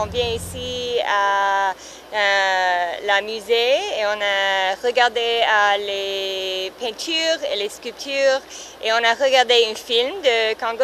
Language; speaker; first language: French; non-native, learner; English